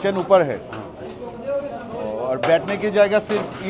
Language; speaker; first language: Hindi; non-native, learner; Bangla